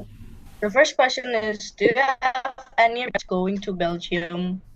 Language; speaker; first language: English; non-native, learner; Indonesian